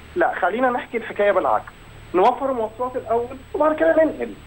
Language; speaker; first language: Egyptian Arabic; native; Egyptian Arabic